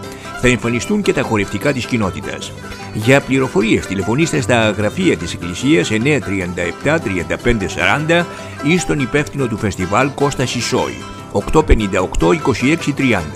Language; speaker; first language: Greek; native; Greek